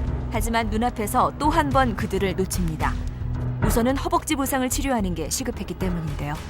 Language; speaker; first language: Korean; native; Korean